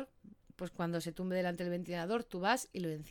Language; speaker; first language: Spanish; native; Spanish